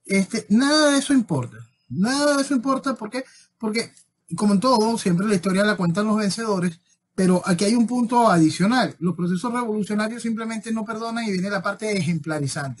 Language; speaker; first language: Spanish; native; Spanish